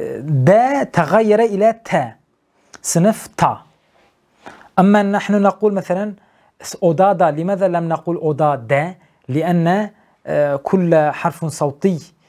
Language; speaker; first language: Arabic; non-native, learner; Turkish